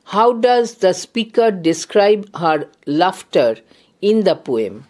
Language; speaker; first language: English; non-native, local second language; Bangla